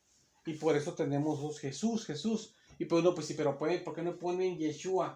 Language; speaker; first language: Spanish; native; Spanish